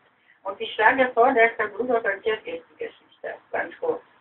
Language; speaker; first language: German; non-native, fluent; Polish